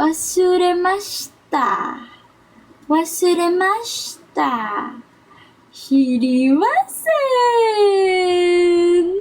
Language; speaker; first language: Japanese; non-native, learner; Filipino